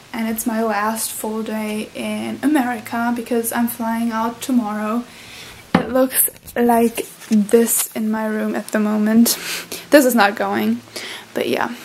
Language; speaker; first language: English; non-native, fluent; German